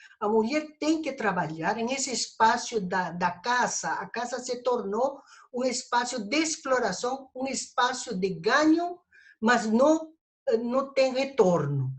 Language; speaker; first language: Portuguese; non-native, fluent; Spanish